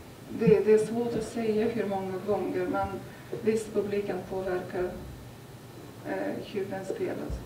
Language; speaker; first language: Swedish; non-native, fluent; Lithuanian